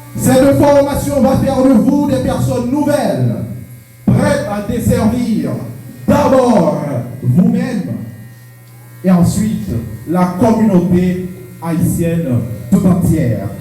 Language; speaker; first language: French; non-native, local second language; Haitian Creole